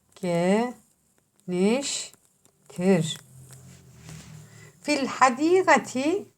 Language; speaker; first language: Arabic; non-native, fluent; Turkish